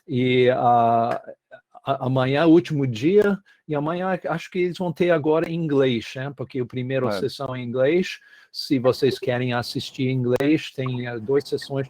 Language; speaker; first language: Portuguese; non-native, fluent; English